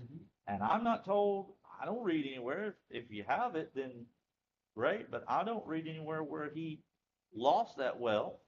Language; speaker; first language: English; native; English